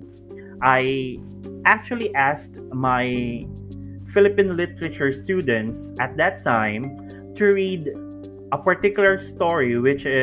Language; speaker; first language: English; non-native, local second language; Cebuano